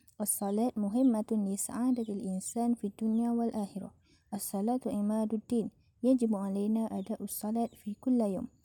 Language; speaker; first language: Arabic; non-native, learner; Malay